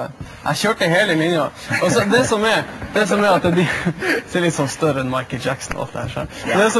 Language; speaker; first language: Norwegian; native; Norwegian